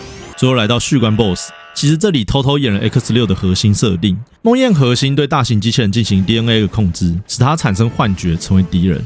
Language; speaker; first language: Chinese; native; Chinese